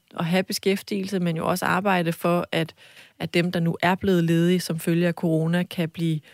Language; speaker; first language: Danish; early bilingual, other home language; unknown